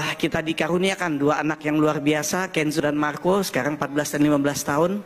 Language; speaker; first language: Indonesian; early bilingual, heritage; German